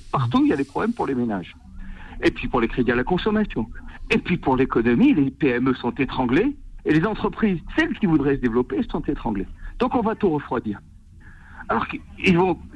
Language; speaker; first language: French; native; French